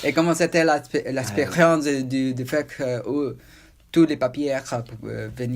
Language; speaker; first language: French; non-native, learner; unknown